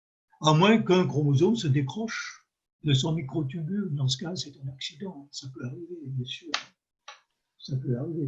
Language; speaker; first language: French; native; French